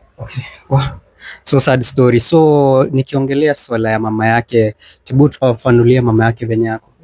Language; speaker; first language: Swahili; native; Swahili